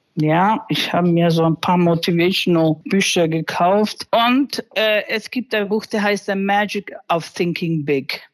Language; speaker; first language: German; early bilingual, other home language; Spanish